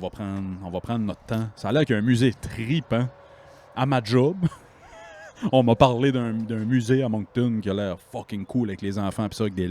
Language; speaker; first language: French; native; French